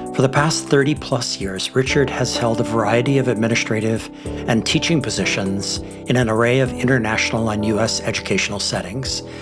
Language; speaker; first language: English; native; English